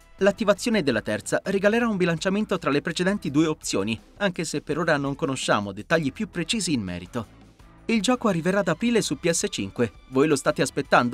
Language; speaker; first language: Italian; native; Italian